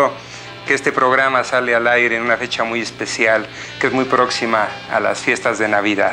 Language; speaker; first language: Spanish; native; Spanish